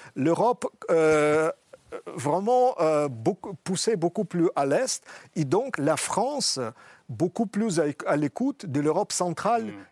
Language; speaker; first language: French; non-native, fluent; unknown